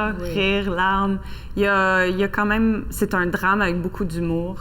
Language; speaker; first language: French; native; French